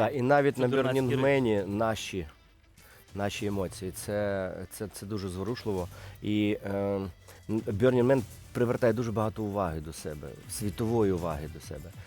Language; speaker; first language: Ukrainian; native; Ukrainian